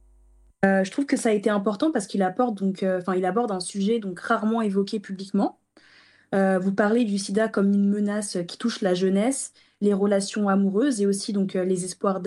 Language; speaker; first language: French; early bilingual, other home language; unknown